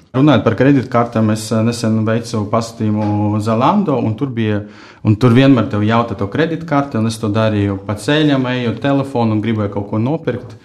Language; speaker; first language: Latvian; non-native, local second language; Russian